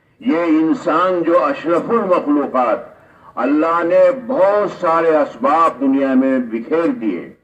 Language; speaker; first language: Urdu; native; Urdu